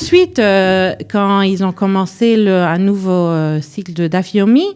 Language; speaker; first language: French; early bilingual, heritage; French